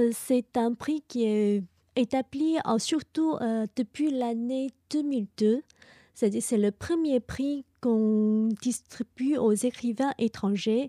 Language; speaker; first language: French; non-native, fluent; Chinese